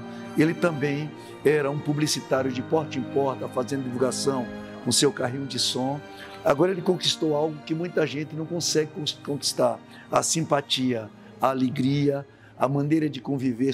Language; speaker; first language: Portuguese; native; Portuguese